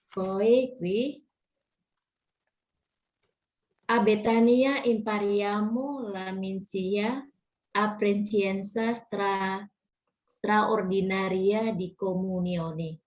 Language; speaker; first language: Italian; non-native, learner; Indonesian